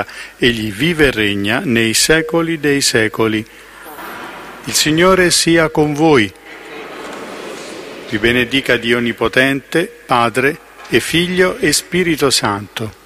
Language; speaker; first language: Italian; native; Italian